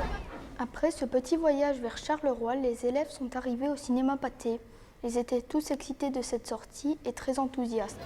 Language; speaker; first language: French; native; French